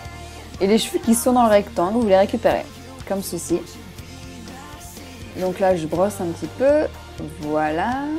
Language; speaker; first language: French; native; French